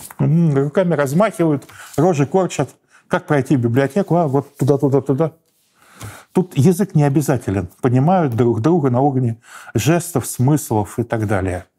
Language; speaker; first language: Russian; native; Russian